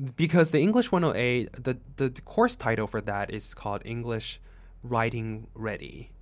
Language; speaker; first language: English; non-native, fluent; Chinese